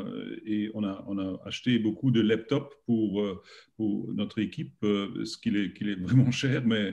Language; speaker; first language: French; non-native, learner; German